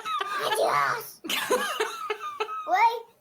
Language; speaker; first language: Spanish; non-native, learner; Russian